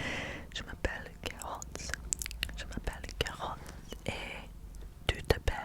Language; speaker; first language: French; non-native, learner; English